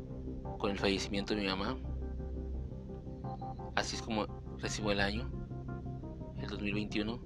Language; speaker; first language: Spanish; native; Spanish